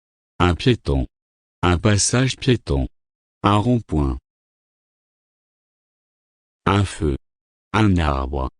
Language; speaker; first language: French; non-native, fluent; Arabic